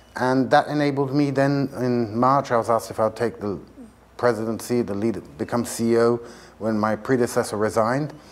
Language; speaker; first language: English; native; English